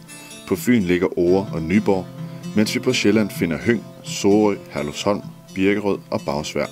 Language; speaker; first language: Danish; native; Danish